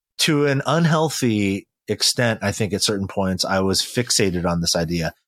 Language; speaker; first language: English; early bilingual, other home language; Korean